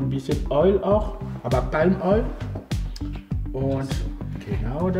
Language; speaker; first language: German; non-native, fluent; Ewe